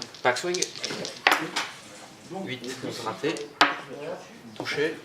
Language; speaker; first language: French; native; French